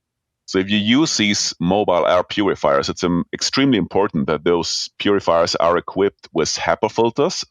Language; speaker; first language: English; non-native, fluent; German